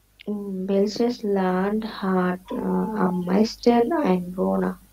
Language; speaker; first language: German; non-native, learner; Bangla